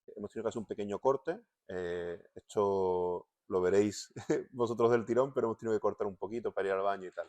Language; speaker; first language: Spanish; native; Spanish